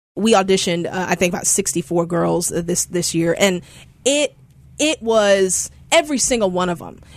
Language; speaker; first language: English; native; English